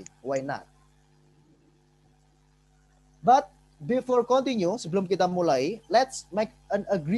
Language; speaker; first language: English; non-native, fluent; Indonesian